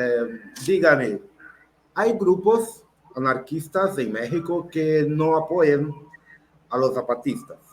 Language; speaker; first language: Spanish; non-native, local second language; Portuguese